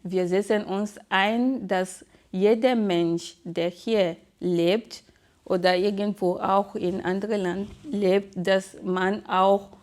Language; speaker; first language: German; non-native, fluent; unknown